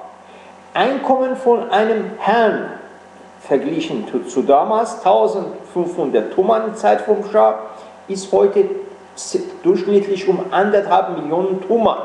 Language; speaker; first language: German; non-native, fluent; Persian